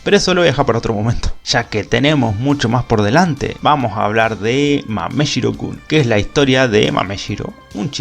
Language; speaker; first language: Spanish; native; Spanish